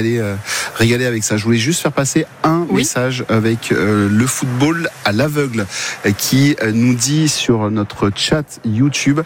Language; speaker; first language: French; native; French